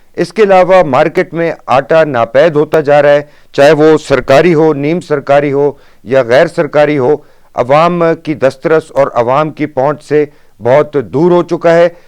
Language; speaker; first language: Urdu; non-native, local second language; Northern Hindko